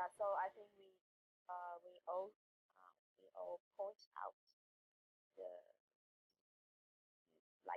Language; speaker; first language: English; non-native, learner; Chinese